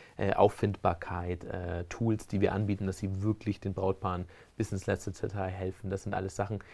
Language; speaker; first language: German; early bilingual, other home language; Spanish